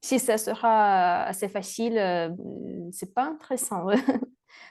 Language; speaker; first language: French; non-native, fluent; Russian